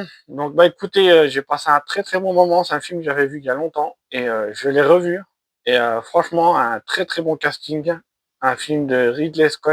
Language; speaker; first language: French; native; French